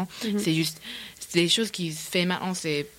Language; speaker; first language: French; non-native, learner; English